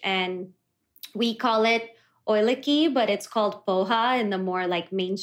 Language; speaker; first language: English; early bilingual, other home language; Kannada